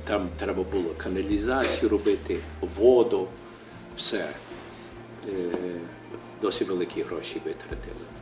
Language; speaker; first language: Ukrainian; early bilingual, heritage; Ukrainian